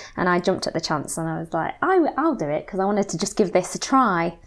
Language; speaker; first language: English; native; English